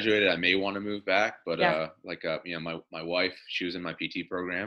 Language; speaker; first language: English; native; English